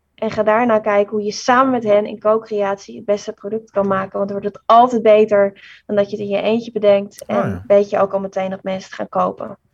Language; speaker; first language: Dutch; native; Dutch